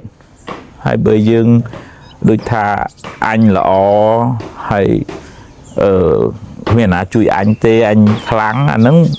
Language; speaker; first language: Khmer; native; Khmer